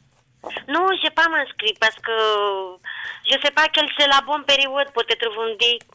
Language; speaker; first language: French; non-native, learner; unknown